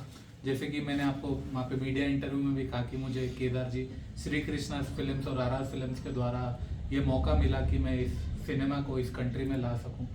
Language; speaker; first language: Hindi; native; Hindi